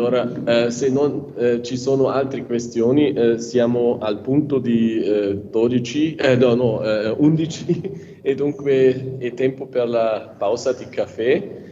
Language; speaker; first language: Italian; non-native, fluent; German